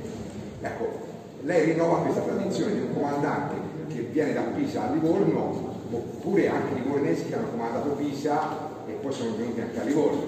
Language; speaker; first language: Italian; native; Italian